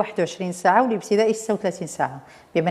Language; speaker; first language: Arabic; native; Arabic